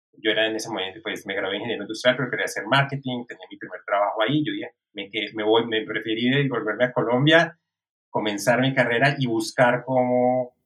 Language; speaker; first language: Spanish; native; Spanish